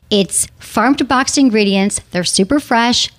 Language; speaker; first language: English; native; English